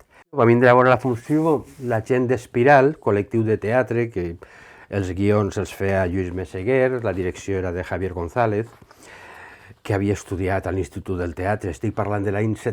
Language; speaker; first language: Catalan; native; Catalan